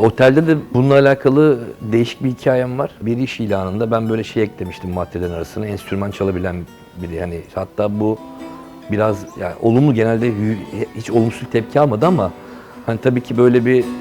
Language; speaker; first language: Turkish; native; Turkish